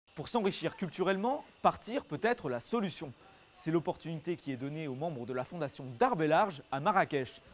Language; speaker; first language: French; native; French